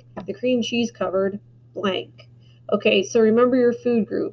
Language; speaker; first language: English; native; English